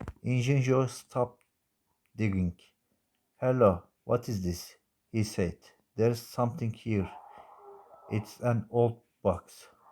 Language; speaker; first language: English; non-native, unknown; Turkish